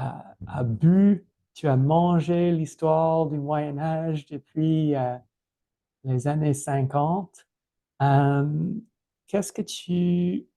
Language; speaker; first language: French; non-native, fluent; English